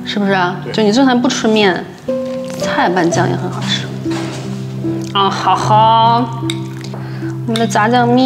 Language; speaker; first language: Chinese; native; Chinese